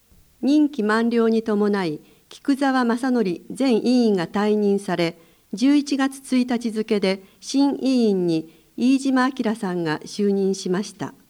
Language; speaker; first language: Japanese; native; Japanese